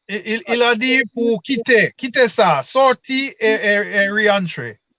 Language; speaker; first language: French; non-native, learner; English